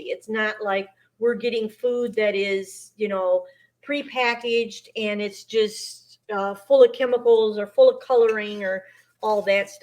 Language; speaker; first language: English; native; English